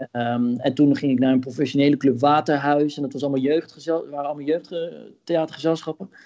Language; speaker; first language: Dutch; early bilingual, other home language; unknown